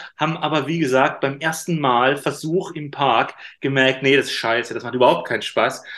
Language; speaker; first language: German; native; German